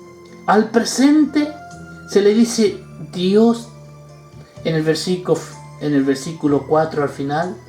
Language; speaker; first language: Spanish; native; Spanish